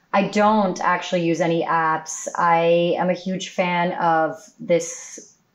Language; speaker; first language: English; native; English